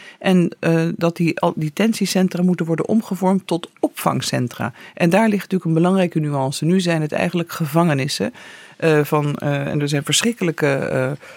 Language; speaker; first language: Dutch; native; Dutch